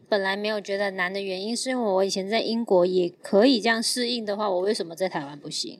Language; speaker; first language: Chinese; non-native, fluent; Cantonese